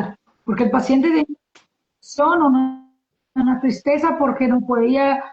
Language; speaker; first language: Spanish; non-native, learner; Portuguese